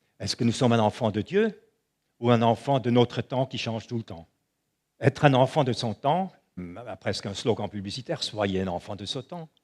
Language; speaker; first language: French; non-native, local second language; German